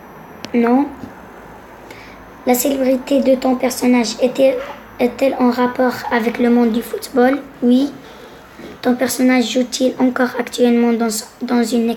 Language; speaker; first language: French; non-native, local second language; Arabic